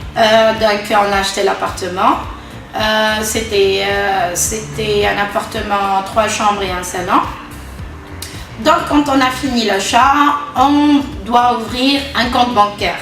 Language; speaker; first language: French; non-native, local second language; Arabic